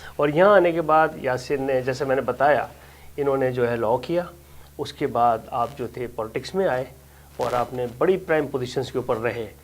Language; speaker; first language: Urdu; native; Urdu